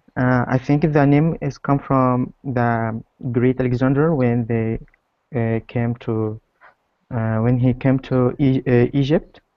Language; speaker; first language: English; non-native, learner; Arabic